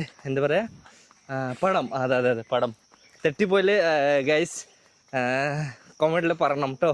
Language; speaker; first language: Malayalam; non-native, learner; Bangla